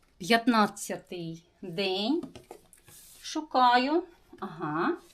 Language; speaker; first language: Ukrainian; non-native, local second language; Russian